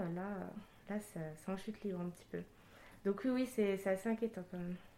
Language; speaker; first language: French; native; French